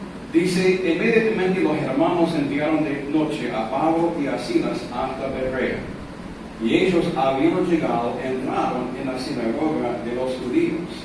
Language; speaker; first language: Spanish; non-native, fluent; English